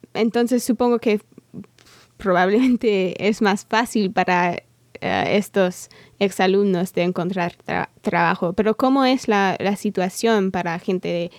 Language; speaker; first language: Spanish; non-native, fluent; English